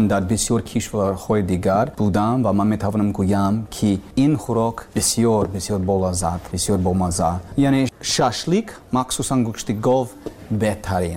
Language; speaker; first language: Persian; non-native, learner; English